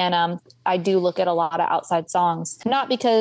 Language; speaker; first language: English; native; English